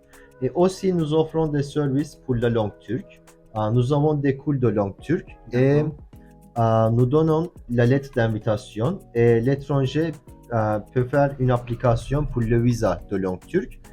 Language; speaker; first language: French; non-native, learner; Turkish